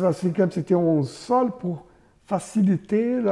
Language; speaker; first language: French; non-native, fluent; Portuguese